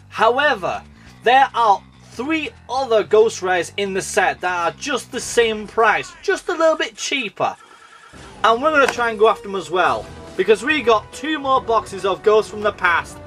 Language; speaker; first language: English; native; English